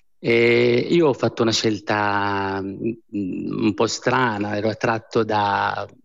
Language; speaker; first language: Italian; non-native, fluent; Arabic